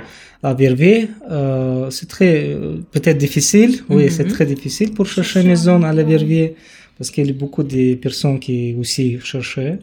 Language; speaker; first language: French; non-native, learner; Romanian